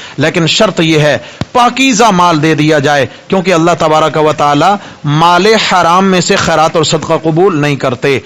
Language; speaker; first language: Urdu; non-native, local second language; Punjabi